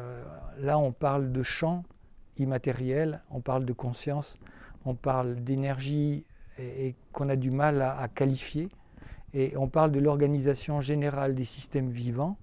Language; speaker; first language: French; native; French